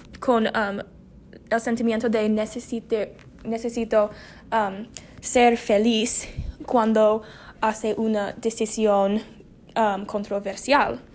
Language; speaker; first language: Spanish; non-native, learner; English